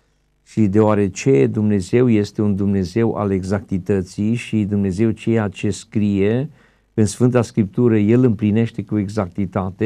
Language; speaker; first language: Romanian; native; Romanian